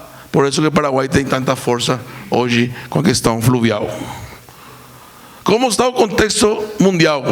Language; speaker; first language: Portuguese; non-native, fluent; Spanish